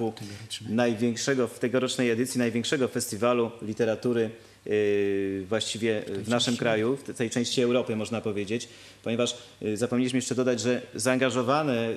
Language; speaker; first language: Polish; native; Polish